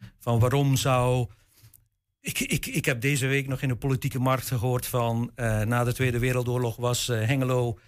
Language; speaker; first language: Dutch; native; Dutch